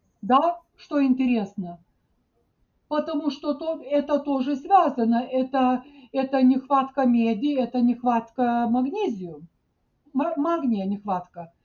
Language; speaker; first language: Russian; non-native, fluent; Lithuanian